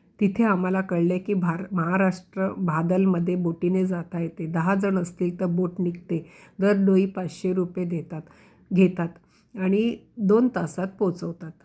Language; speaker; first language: Marathi; non-native, local second language; Konkani